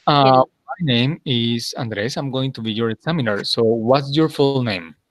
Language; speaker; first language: English; non-native, fluent; Spanish